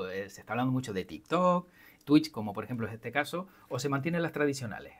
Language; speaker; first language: Spanish; native; Spanish